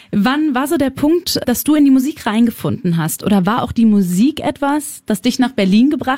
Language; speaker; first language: German; native; German